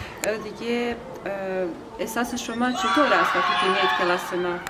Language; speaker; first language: Persian; non-native, learner; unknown